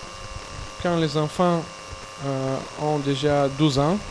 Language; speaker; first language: French; non-native, fluent; Bulgarian